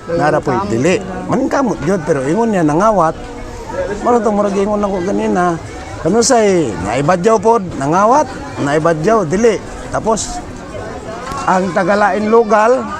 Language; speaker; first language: Cebuano; non-native, local second language; Tausug